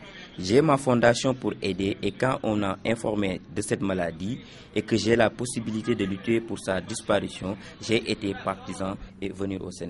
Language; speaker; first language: French; non-native, local second language; Wolof